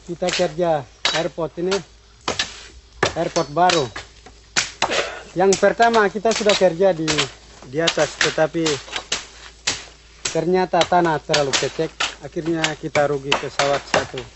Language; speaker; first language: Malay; non-native, local second language; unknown